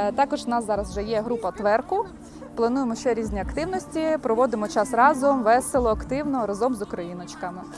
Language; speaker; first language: Ukrainian; native; Ukrainian